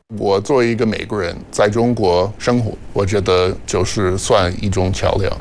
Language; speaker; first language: Chinese; non-native, fluent; English